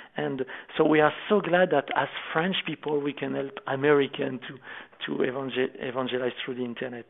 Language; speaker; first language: English; non-native, fluent; French